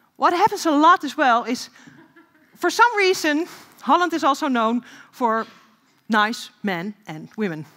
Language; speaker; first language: English; non-native, fluent; Dutch